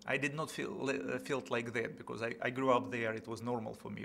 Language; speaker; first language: English; non-native, fluent; Russian